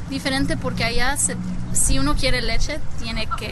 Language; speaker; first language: Spanish; early bilingual, heritage; Spanish